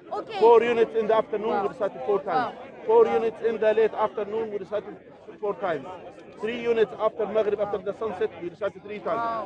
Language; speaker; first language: English; non-native, fluent; Arabic